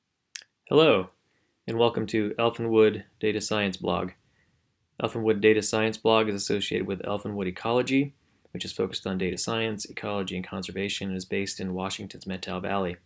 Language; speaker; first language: English; native; English